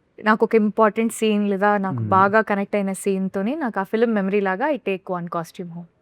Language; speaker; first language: Telugu; native; Telugu